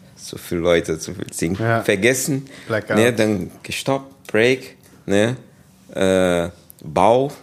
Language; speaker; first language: German; non-native, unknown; Portuguese